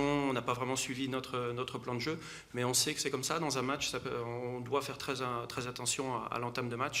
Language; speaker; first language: French; native; French